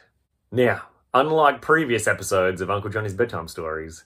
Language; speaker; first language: English; native; English